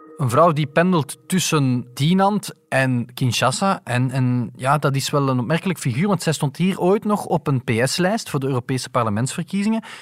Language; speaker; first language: Dutch; native; Dutch